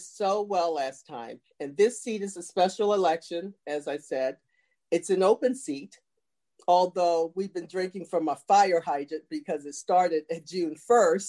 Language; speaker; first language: English; native; English